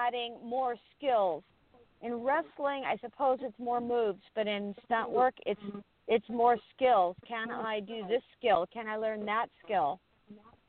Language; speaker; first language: English; native; English